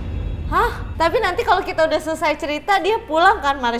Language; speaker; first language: Indonesian; native; Indonesian